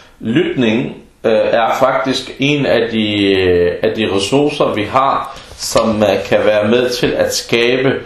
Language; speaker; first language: Danish; early bilingual, other home language; Arabic